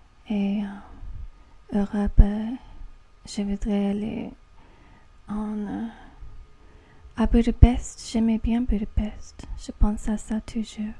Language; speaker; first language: French; non-native, learner; English